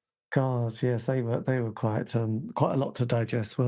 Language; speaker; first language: English; native; English